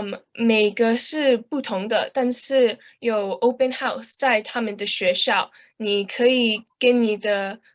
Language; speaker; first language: Chinese; early bilingual, heritage; Chinese